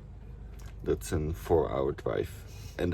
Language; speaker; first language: English; non-native, learner; Dutch